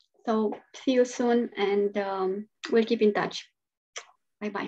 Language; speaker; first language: English; non-native, fluent; Romanian